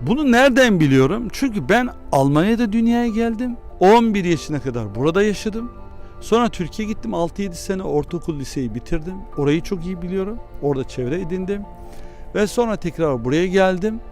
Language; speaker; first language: Turkish; early bilingual, heritage; Turkish